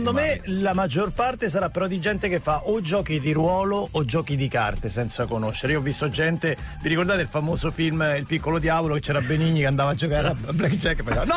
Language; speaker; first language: Italian; native; Italian